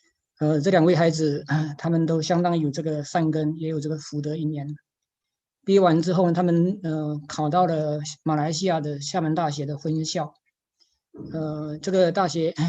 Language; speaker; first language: Chinese; native; Chinese